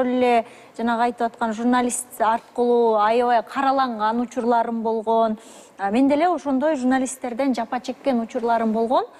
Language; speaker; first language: Kyrgyz; native; Kyrgyz